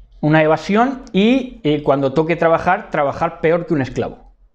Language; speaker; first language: Spanish; native; Spanish